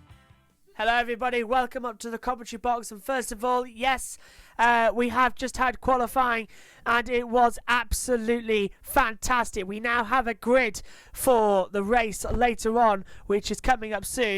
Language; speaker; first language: English; native; English